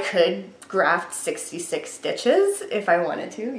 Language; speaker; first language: English; native; English